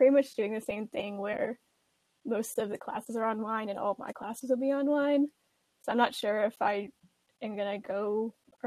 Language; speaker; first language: English; native; English